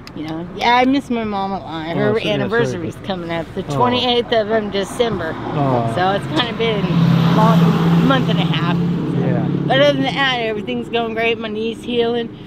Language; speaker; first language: English; native; English